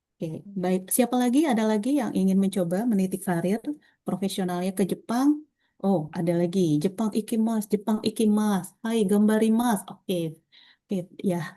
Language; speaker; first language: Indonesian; native; Indonesian